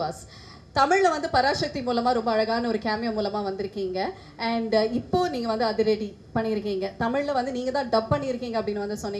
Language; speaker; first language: Tamil; native; Tamil